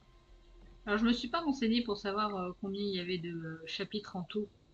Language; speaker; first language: French; native; French